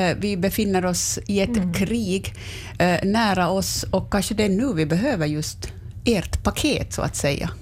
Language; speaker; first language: Swedish; native; Swedish